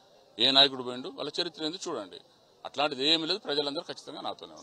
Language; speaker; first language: Telugu; native; Telugu